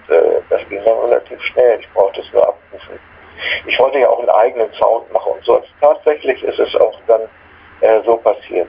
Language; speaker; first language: German; native; German